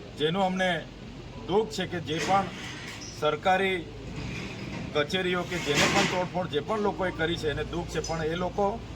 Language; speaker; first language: Gujarati; non-native, local second language; Vasavi